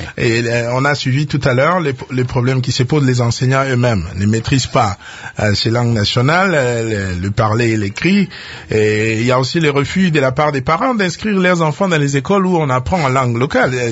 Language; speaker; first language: French; non-native, local second language; Lingala